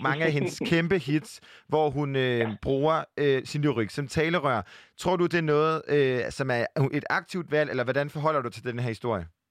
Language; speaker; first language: Danish; native; Danish